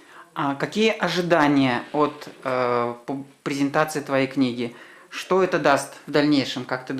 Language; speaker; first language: Russian; non-native, fluent; Turkish